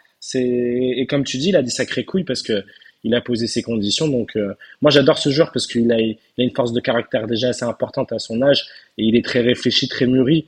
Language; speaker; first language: French; early bilingual, other home language; Turkish